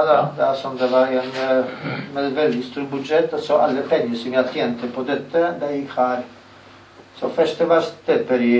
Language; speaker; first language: Norwegian; non-native, learner; Polish